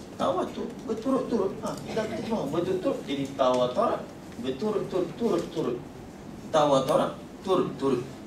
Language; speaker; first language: Malay; native; Malay